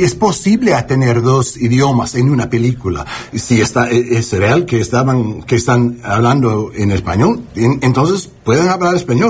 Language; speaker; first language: Spanish; non-native, learner; English